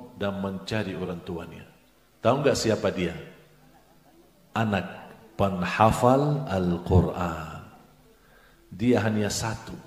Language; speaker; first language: Indonesian; non-native, fluent; Arabic